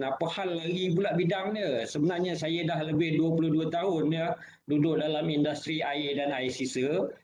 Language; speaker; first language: Malay; native; Malay